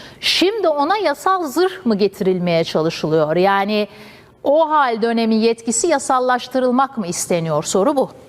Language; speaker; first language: Turkish; native; Turkish